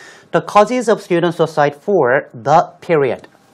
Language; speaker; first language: English; non-native, fluent; Korean